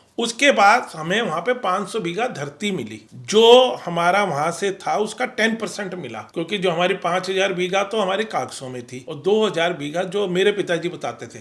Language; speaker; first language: Hindi; non-native, local second language; Punjabi